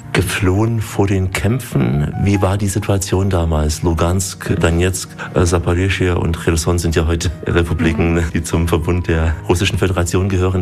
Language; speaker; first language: German; native; German